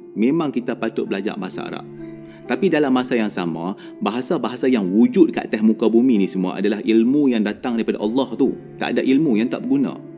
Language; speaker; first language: Malay; native; Malay